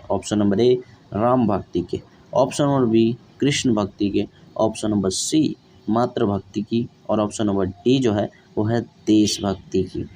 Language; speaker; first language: Hindi; native; Hindi